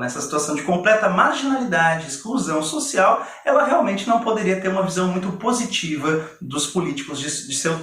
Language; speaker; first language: Portuguese; native; Portuguese